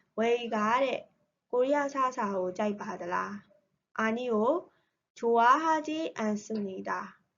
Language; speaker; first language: Korean; non-native, learner; Burmese